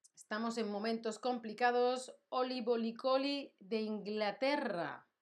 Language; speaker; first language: English; non-native, fluent; Spanish